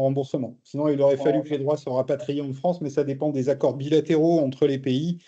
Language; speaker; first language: French; native; French